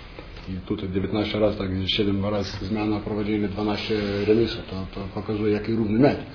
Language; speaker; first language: Polish; non-native, fluent; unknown